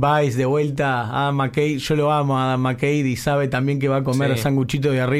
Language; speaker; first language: Spanish; native; Spanish